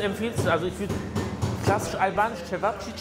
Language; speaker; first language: German; native; German